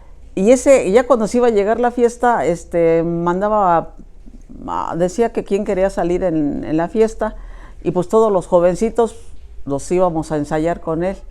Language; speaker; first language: Spanish; native; Spanish